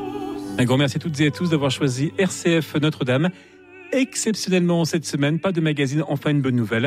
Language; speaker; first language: French; native; French